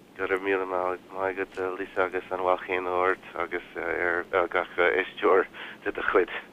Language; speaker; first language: Irish; non-native, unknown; English